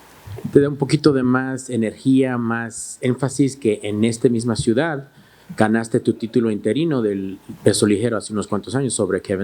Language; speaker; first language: Spanish; native; Spanish